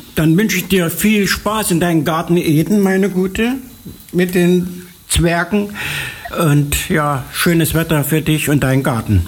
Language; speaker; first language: German; native; German